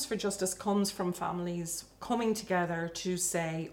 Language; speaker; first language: English; native; English